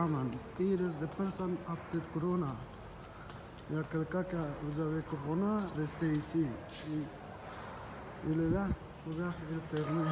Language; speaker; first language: French; non-native, learner; Persian